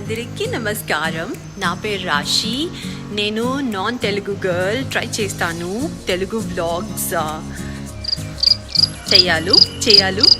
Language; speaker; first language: Telugu; non-native, local second language; Kannada